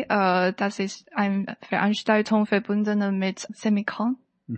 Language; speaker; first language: German; non-native, learner; Chinese